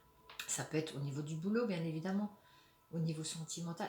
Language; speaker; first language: French; native; French